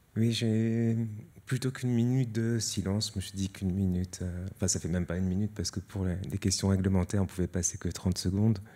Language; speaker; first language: French; native; French